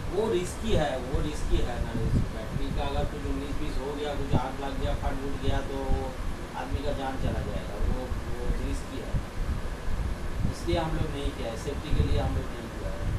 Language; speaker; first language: Hindi; non-native, local second language; Bangla